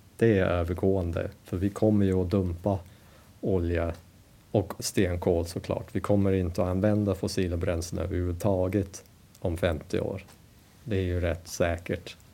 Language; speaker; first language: Swedish; non-native, fluent; English